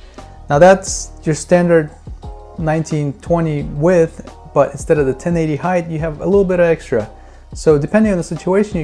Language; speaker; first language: English; native; English